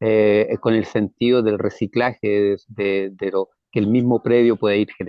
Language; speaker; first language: Spanish; native; Spanish